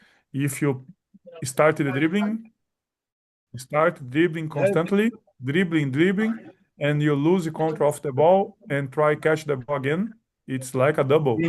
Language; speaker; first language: English; non-native, learner; Portuguese